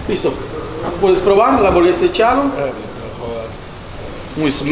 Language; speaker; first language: Spanish; non-native, learner; Portuguese